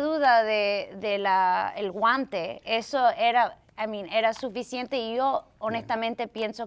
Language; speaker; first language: Spanish; early bilingual, heritage; Spanish